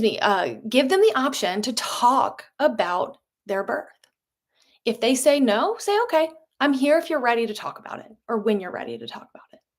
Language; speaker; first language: English; native; English